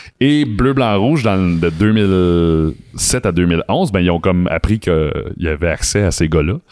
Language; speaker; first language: French; native; French